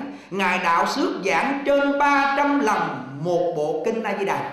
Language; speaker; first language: Vietnamese; native; Vietnamese